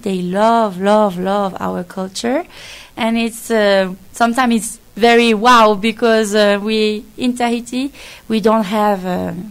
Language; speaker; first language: English; non-native, fluent; French